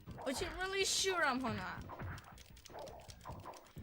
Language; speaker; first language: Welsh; non-native, local second language; English